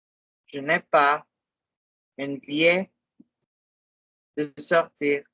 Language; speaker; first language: French; non-native, fluent; Spanish